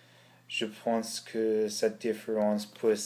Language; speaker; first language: French; non-native, learner; English